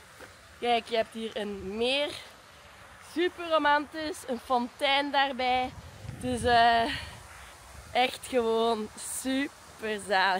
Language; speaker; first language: Dutch; native; Dutch